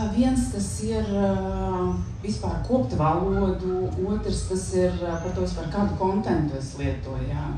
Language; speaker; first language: Latvian; non-native, local second language; Russian